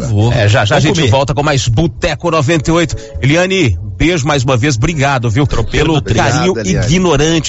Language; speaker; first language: Portuguese; native; Portuguese